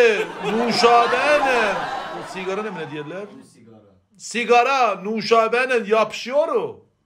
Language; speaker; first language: Turkish; non-native, learner; Azerbaijani